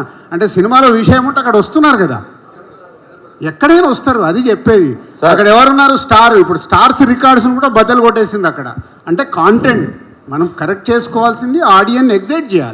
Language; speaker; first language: Telugu; native; Telugu